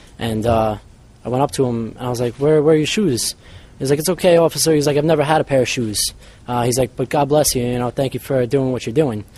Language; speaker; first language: English; native; English